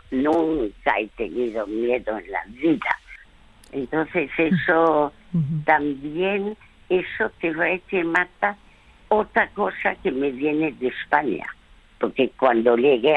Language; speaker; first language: Spanish; early bilingual, other home language; French